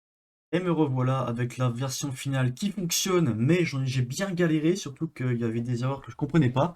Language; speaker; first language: French; native; French